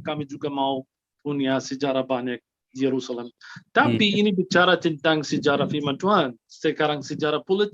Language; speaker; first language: Indonesian; non-native, fluent; Arabic